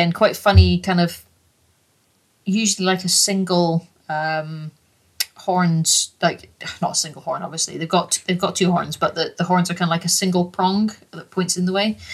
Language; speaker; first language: English; native; English